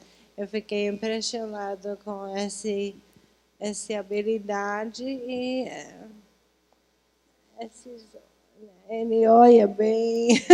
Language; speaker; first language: Portuguese; non-native, fluent; English